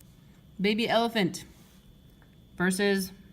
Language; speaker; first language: English; native; English